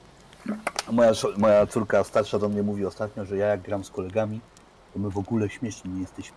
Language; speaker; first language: Polish; native; Polish